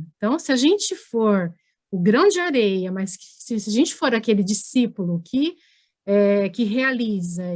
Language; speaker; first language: Portuguese; native; Portuguese